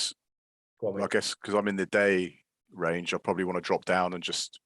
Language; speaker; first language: English; native; English